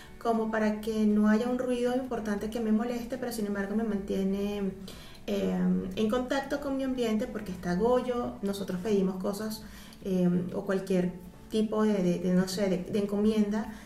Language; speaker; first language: Spanish; native; Spanish